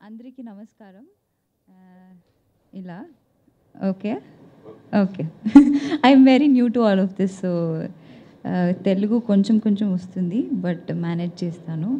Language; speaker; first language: Telugu; non-native, learner; Tamil